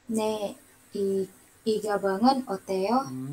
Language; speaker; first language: Korean; non-native, learner; Indonesian